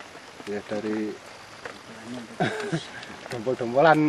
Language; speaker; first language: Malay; non-native, local second language; Javanese